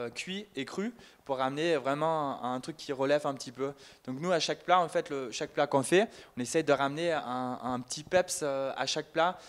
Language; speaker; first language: French; non-native, fluent; German